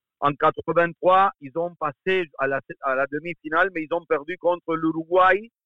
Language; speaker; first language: French; non-native, fluent; Spanish